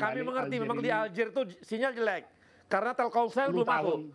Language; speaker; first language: Indonesian; native; Indonesian